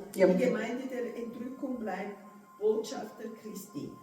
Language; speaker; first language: German; non-native, fluent; Portuguese